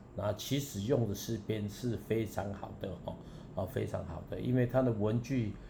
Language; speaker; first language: Chinese; non-native, local second language; Min Nan Chinese